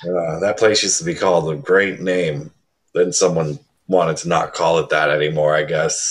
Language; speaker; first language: English; native; English